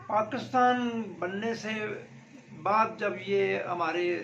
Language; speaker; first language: Urdu; non-native, local second language; Punjabi